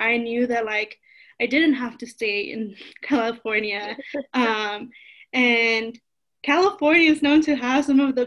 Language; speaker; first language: English; early bilingual, other home language; Spanish